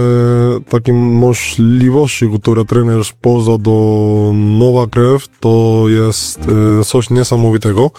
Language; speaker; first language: Polish; non-native, learner; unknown